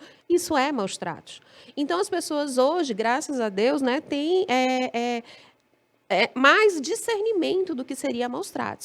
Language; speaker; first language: Portuguese; native; Portuguese